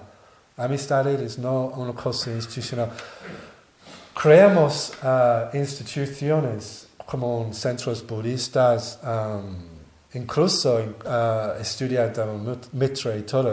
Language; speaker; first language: Spanish; non-native, learner; English